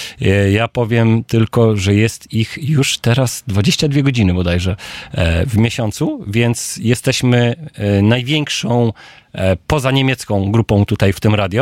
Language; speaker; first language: Polish; native; Polish